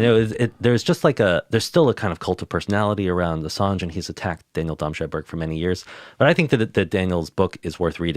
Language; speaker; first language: English; native; English